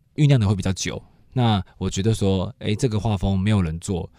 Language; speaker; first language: Chinese; native; Chinese